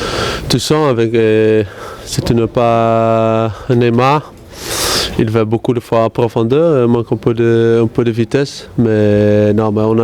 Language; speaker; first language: French; non-native, learner; Dutch